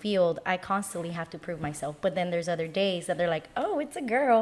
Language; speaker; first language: English; native; English